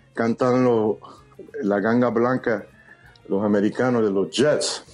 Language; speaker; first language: Spanish; early bilingual, heritage; Spanish